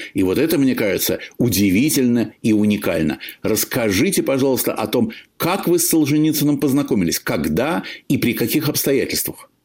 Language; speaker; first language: Russian; native; Russian